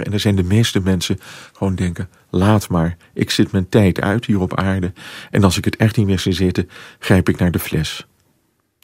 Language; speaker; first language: Dutch; native; Dutch